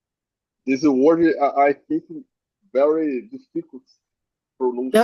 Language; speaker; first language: English; non-native, learner; Portuguese